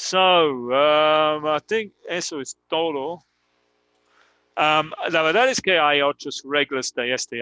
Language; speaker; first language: Spanish; non-native, fluent; English